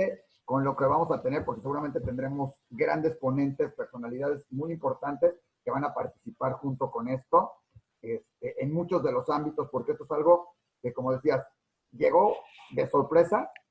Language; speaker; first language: Spanish; native; Spanish